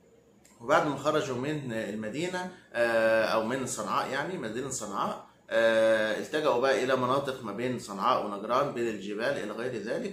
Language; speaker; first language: Arabic; native; Arabic